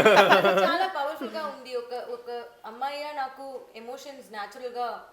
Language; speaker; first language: Telugu; non-native, learner; Tamil